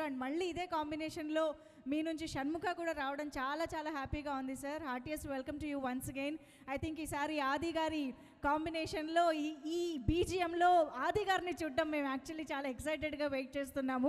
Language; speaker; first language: Telugu; native; Telugu